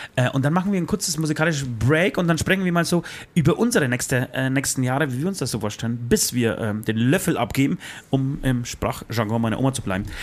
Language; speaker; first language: German; early bilingual, other home language; Polish